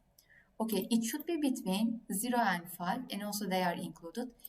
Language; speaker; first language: English; non-native, fluent; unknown